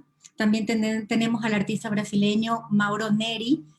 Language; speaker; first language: Spanish; native; Spanish